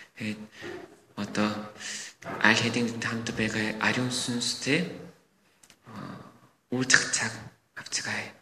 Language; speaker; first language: Mongolian; non-native, fluent; Korean